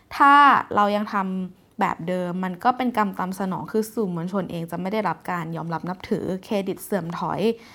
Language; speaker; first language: Thai; native; Thai